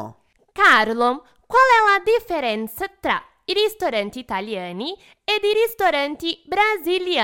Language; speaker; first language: Italian; non-native, fluent; Portuguese